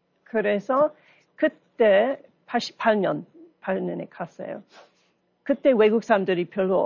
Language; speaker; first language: Korean; non-native, learner; English